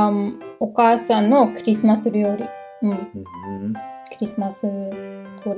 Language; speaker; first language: Japanese; non-native, learner; German